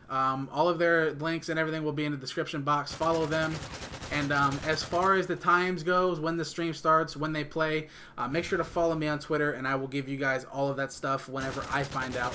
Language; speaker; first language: English; native; English